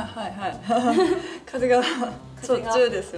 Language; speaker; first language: Japanese; non-native, learner; Korean